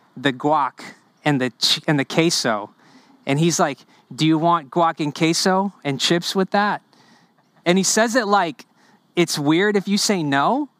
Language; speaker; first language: English; early bilingual, other home language; Spanish